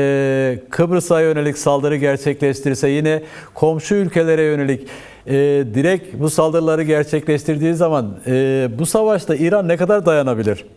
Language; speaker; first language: Turkish; native; Turkish